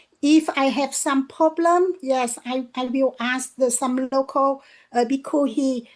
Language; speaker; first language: English; non-native, learner; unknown